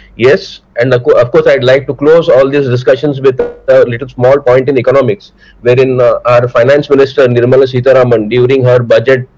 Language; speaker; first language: English; non-native, local second language; Marathi